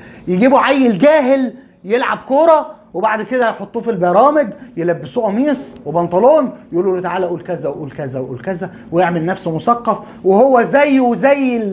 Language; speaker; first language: Arabic; native; Arabic